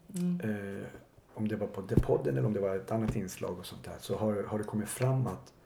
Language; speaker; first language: Swedish; native; Swedish